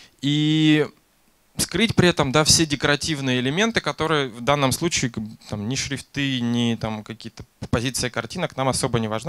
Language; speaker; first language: Russian; native; Russian